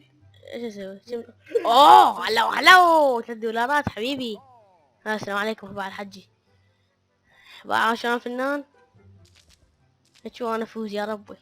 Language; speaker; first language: Arabic; native; Arabic